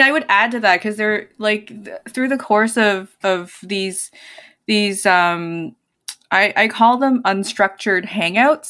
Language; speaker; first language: English; non-native, local second language; Cantonese